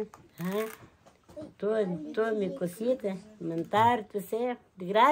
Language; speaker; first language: Spanish; non-native, local second language; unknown